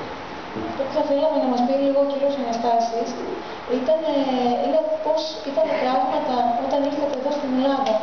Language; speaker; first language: Greek; native; Greek